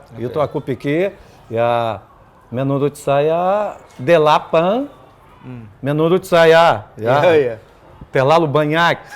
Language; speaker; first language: Indonesian; non-native, fluent; Portuguese